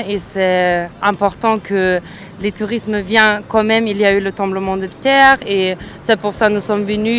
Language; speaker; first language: French; non-native, learner; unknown